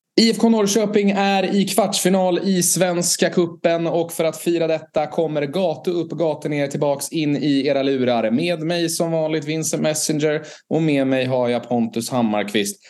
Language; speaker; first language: Swedish; native; Swedish